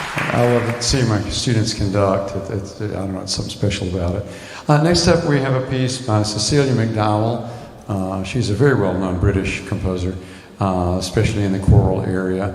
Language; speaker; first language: English; native; English